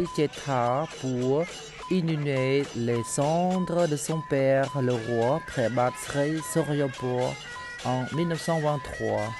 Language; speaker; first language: French; non-native, fluent; Khmer